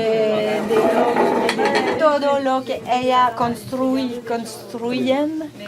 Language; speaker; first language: Spanish; non-native, learner; French